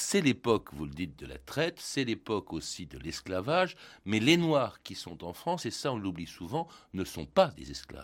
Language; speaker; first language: French; native; French